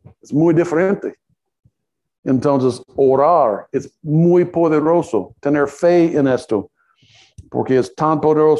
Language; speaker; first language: Spanish; non-native, learner; English